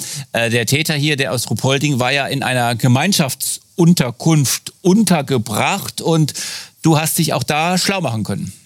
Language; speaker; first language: German; native; German